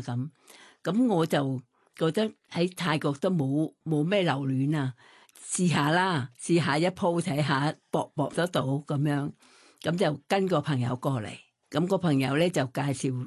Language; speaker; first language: Cantonese; non-native, fluent; Thai